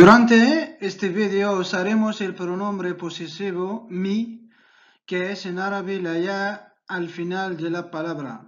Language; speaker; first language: Spanish; non-native, fluent; Arabic